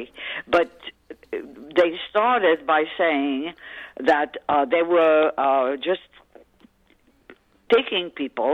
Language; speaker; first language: English; early bilingual, other home language; French